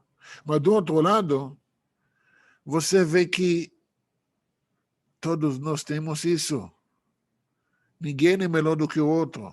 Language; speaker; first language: Portuguese; non-native, fluent; Hebrew